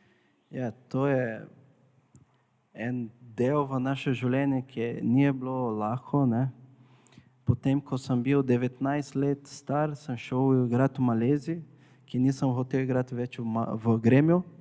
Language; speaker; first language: Slovenian; non-native, fluent; Portuguese